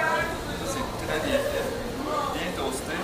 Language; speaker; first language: French; native; French